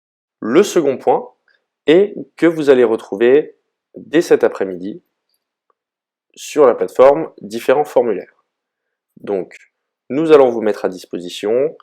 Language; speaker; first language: French; native; French